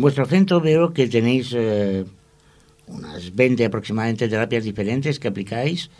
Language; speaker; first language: Spanish; native; Spanish